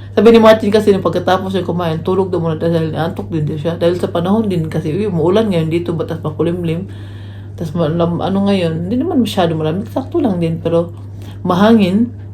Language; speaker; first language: Filipino; non-native, local second language; Cebuano